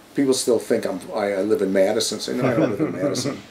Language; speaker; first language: English; native; English